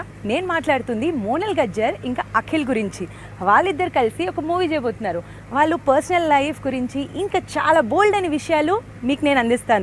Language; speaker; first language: Telugu; native; Telugu